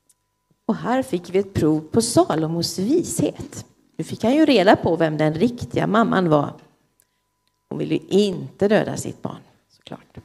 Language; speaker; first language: Swedish; native; Swedish